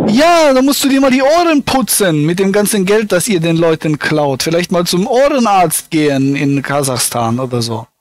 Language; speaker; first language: German; native; German